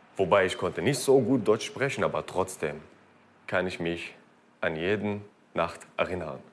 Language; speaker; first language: German; non-native, fluent; Kurdish